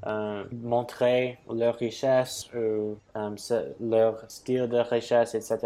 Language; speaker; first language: French; non-native, fluent; English